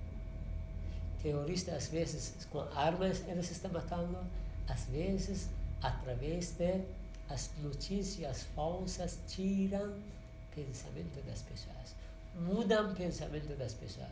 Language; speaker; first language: Portuguese; non-native, learner; Persian